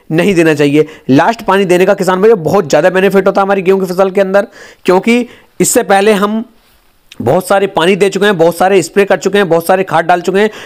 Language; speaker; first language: Hindi; native; Hindi